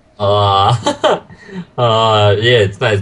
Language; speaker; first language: English; non-native, learner; Russian